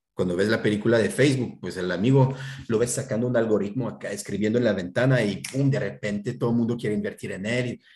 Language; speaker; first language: Spanish; non-native, fluent; French